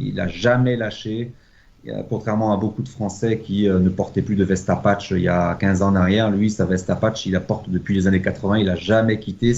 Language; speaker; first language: French; native; French